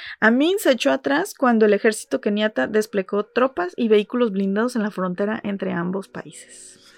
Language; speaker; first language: Spanish; native; Spanish